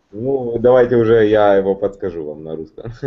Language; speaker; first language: Russian; native; Russian